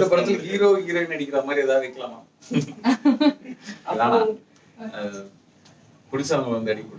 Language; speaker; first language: Tamil; native; Tamil